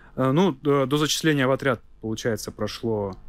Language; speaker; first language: Russian; non-native, local second language; Armenian